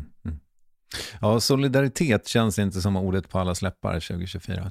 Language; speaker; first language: Swedish; native; Swedish